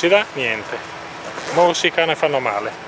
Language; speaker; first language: Italian; native; Italian